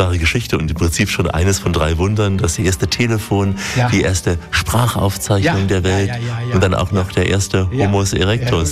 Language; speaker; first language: German; native; German